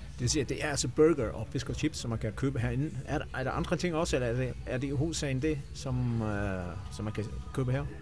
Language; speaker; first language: Danish; non-native, local second language; Faroese